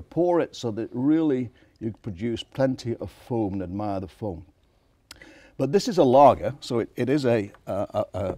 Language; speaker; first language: English; native; English